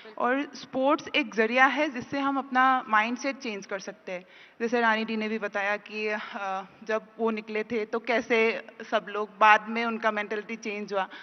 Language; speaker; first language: Hindi; non-native, local second language; Assamese